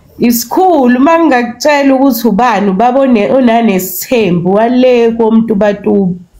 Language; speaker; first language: Zulu; native; Zulu